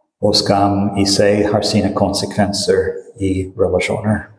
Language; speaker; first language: Swedish; non-native, fluent; English